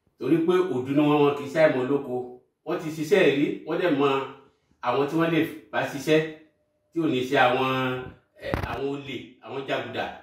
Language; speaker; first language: Yoruba; native; Yoruba